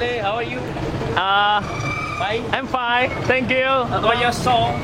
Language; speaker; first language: English; non-native, learner; Vietnamese